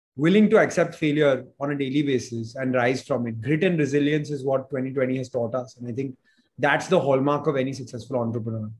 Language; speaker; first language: English; non-native, local second language; Hindi